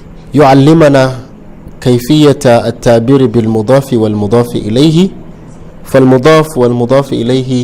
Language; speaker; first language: Arabic; non-native, fluent; Hausa